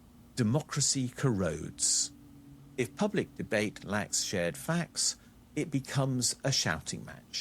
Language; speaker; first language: English; native; English